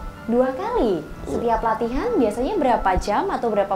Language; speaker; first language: Indonesian; native; Indonesian